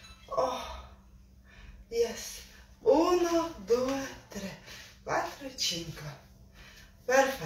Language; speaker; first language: Italian; non-native, learner; Russian